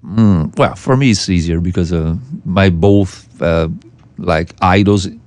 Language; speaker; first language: English; non-native, fluent; Portuguese